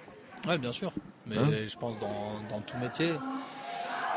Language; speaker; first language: French; native; French